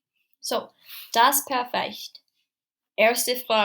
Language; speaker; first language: German; non-native, fluent; English